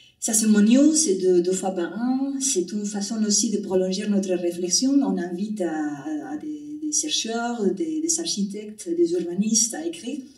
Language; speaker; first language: French; non-native, fluent; Spanish